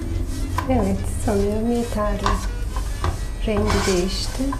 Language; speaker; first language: Turkish; native; Turkish